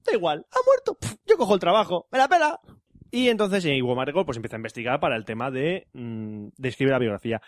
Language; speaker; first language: Spanish; native; Spanish